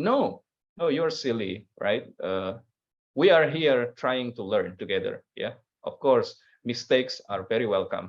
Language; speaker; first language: English; non-native, learner; Indonesian